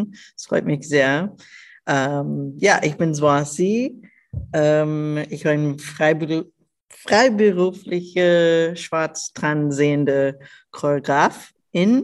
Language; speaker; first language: German; non-native, local second language; English